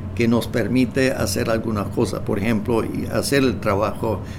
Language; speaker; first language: Spanish; non-native, fluent; English